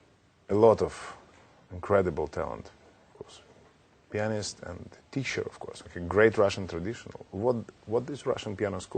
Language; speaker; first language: English; non-native, learner; Russian